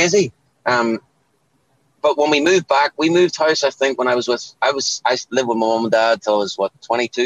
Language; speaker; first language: English; native; English